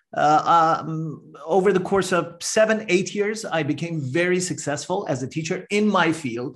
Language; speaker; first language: English; non-native, fluent; Persian